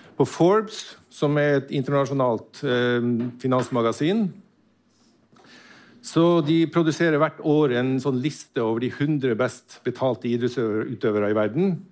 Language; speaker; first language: Norwegian; native; Norwegian